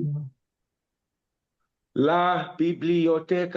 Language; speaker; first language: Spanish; non-native, fluent; English